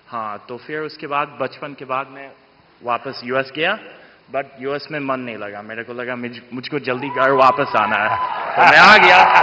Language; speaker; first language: Hindi; early bilingual, heritage; Bhojpuri